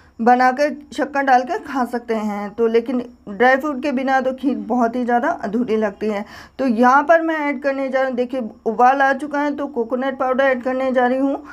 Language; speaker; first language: Hindi; native; Hindi